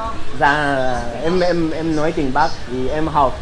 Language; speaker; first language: Vietnamese; non-native, learner; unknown